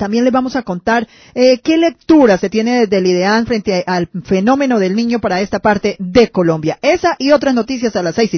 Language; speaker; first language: Spanish; native; Spanish